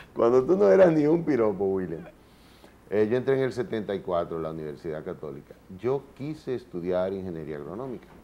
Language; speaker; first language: Spanish; native; Spanish